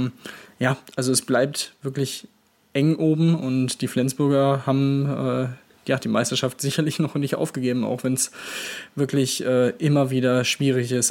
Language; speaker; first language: German; native; German